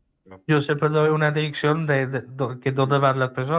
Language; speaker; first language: Spanish; non-native, fluent; Dutch